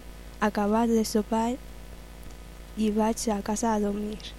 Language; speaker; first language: Catalan; non-native, learner; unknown